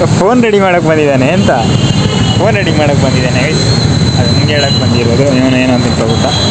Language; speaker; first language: Kannada; native; Kannada